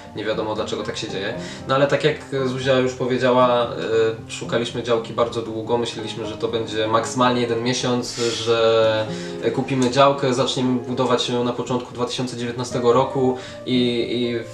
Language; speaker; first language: Polish; native; Polish